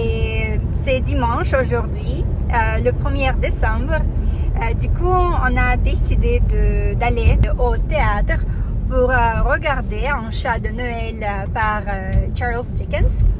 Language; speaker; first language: French; non-native, fluent; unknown